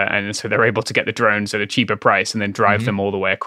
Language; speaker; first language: English; native; English